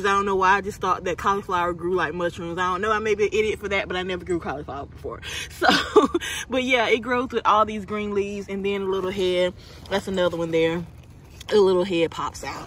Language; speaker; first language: English; native; English